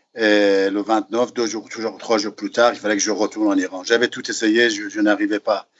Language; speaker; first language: French; non-native, fluent; Persian